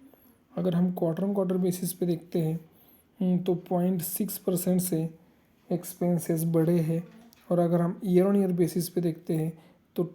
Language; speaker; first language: Hindi; non-native, local second language; Marathi